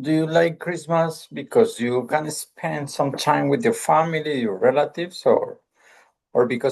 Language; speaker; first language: English; non-native, fluent; Spanish